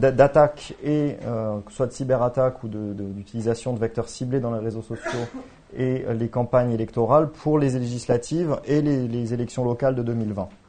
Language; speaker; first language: French; native; French